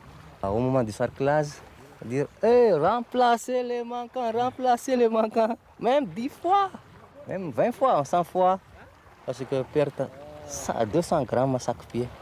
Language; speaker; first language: French; non-native, local second language; Malagasy